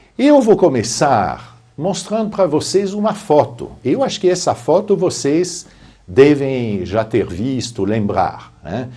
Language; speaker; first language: Portuguese; non-native, fluent; French